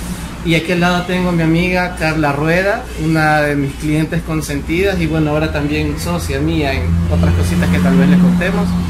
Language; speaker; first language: Spanish; native; Spanish